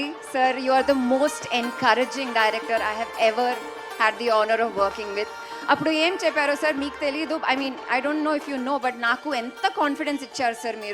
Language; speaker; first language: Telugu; non-native, fluent; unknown